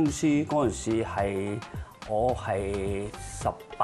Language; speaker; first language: Cantonese; non-native, fluent; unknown